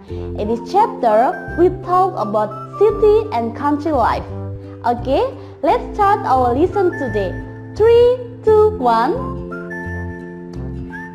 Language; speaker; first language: English; non-native, fluent; Indonesian